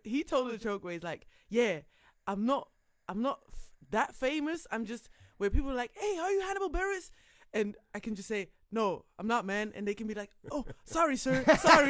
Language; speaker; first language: English; non-native, fluent; Dutch